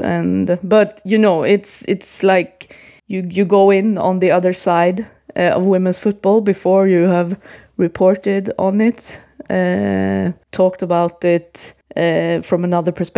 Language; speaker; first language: English; non-native, fluent; Swedish